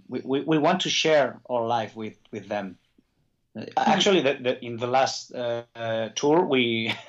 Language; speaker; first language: English; early bilingual, other home language; Basque